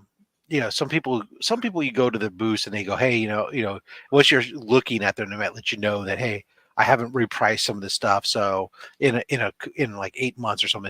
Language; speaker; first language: English; native; English